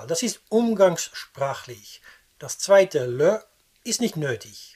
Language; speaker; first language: German; non-native, fluent; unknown